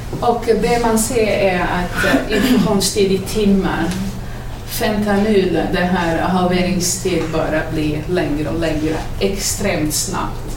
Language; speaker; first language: Swedish; non-native, fluent; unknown